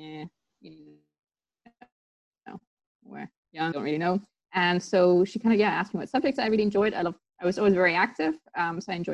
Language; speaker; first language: English; non-native, local second language; German